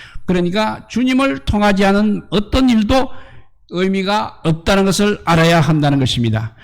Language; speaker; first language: Korean; native; Korean